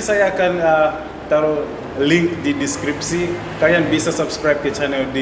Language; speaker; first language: Indonesian; non-native, fluent; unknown